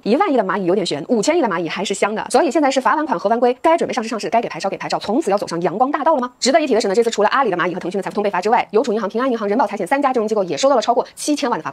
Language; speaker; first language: Chinese; native; Chinese